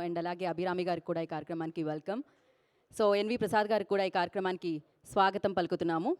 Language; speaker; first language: Telugu; native; Telugu